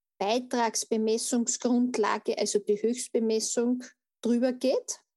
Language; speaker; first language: German; native; German